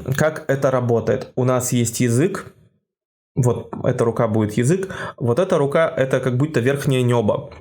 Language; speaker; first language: Russian; native; Russian